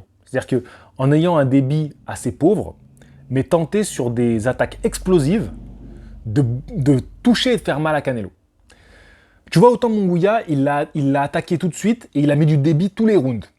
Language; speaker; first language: French; native; French